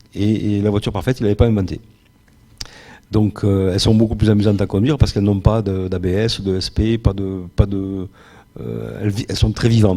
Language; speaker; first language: French; native; French